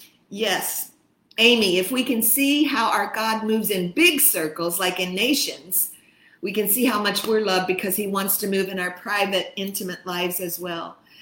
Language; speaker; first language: English; native; English